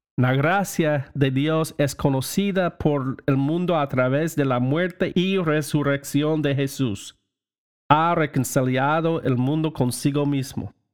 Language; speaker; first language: Spanish; non-native, learner; English